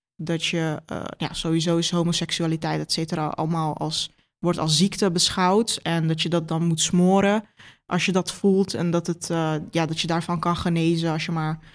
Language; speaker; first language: Dutch; early bilingual, other home language; Turkish